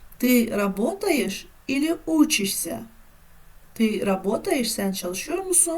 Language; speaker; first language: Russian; non-native, fluent; Turkish